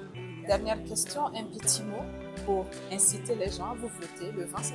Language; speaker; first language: French; native; French